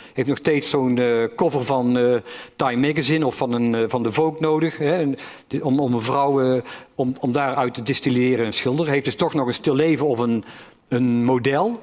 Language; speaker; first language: Dutch; native; Dutch